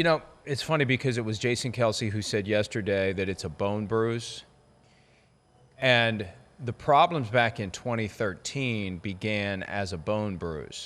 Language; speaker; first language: English; native; English